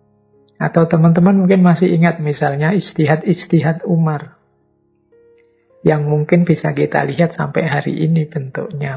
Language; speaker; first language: Indonesian; native; Indonesian